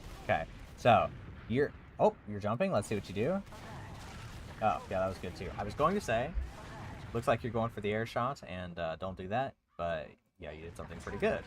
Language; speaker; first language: English; native; English